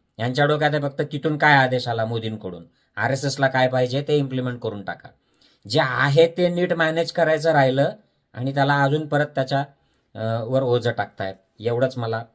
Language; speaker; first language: Marathi; native; Marathi